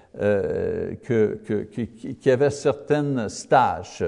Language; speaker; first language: French; non-native, learner; English